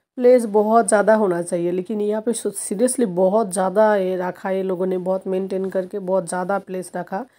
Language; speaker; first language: Hindi; non-native, local second language; Bangla